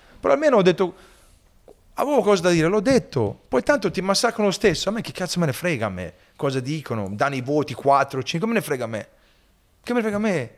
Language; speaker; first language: Italian; early bilingual, heritage; Italian